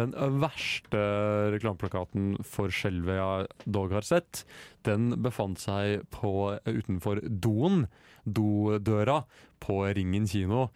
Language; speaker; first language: Norwegian; native; Norwegian